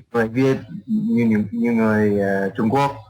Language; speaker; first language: Vietnamese; non-native, learner; English